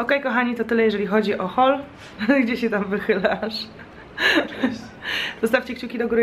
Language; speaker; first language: Polish; native; Polish